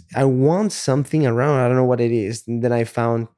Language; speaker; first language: English; non-native, fluent; Spanish